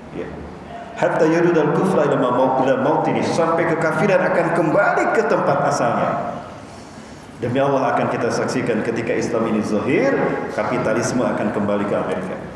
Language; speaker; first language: Indonesian; native; Indonesian